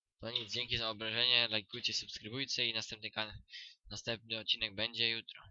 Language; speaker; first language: Polish; native; Polish